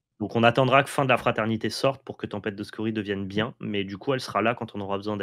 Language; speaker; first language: French; native; French